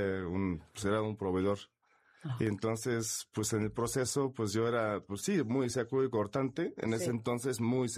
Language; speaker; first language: Spanish; non-native, fluent; Russian